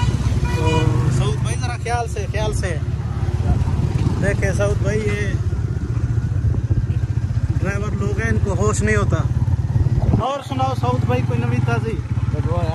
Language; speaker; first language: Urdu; non-native, local second language; Saraiki